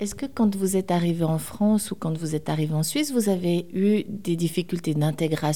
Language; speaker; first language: French; native; French